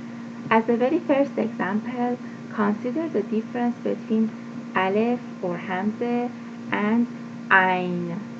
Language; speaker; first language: English; non-native, fluent; Persian